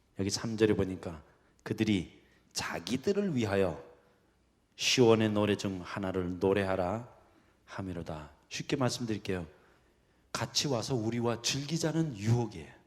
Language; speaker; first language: Korean; early bilingual, heritage; Korean